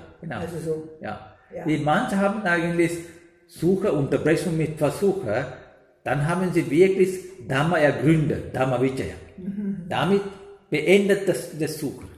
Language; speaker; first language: German; non-native, learner; Sinhala